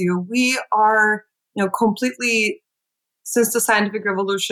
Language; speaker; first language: English; non-native, fluent; Turkish